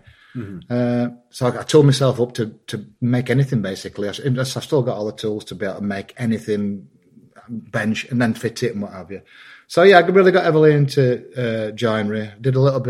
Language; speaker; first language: English; native; English